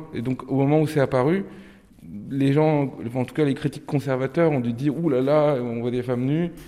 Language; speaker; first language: French; early bilingual, other home language; Turkish